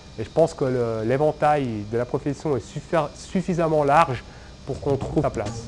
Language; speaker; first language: French; native; French